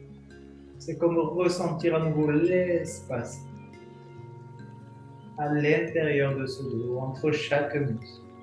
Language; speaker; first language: French; native; French